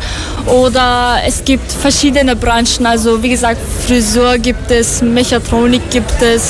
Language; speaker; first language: German; non-native, fluent; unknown